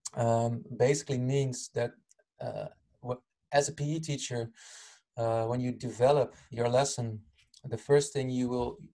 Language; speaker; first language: English; non-native, fluent; Dutch